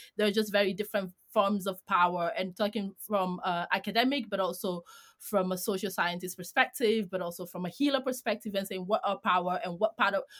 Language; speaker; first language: English; non-native, fluent; Greek